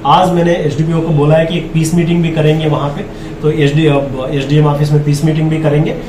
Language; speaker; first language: Hindi; non-native, local second language; Bangla